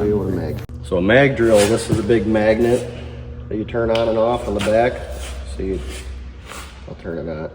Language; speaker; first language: English; native; English